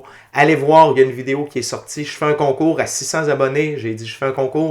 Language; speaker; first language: French; native; French